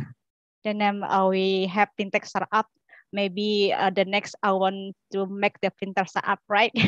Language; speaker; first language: English; non-native, learner; Indonesian